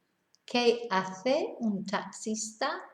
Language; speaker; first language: Spanish; non-native, fluent; English